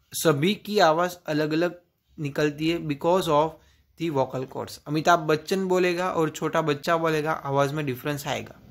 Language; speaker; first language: Hindi; non-native, local second language; Gujarati